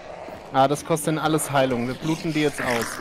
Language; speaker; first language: German; native; German